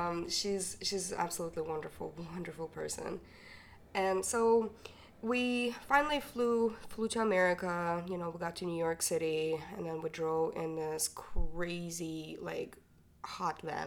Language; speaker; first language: English; non-native, fluent; Ukrainian